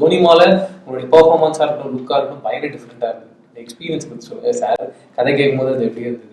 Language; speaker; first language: Tamil; native; Tamil